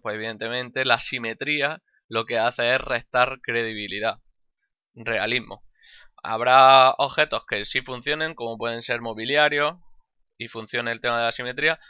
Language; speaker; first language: Spanish; native; Spanish